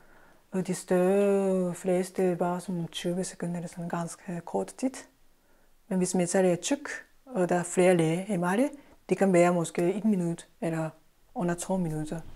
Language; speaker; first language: Danish; non-native, fluent; Japanese